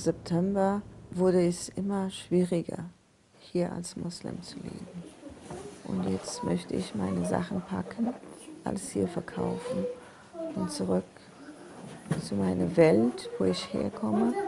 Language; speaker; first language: German; non-native, fluent; Persian